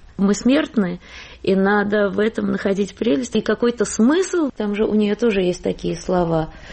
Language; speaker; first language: Russian; native; Russian